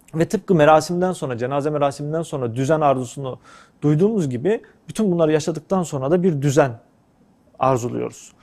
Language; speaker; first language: Turkish; native; Turkish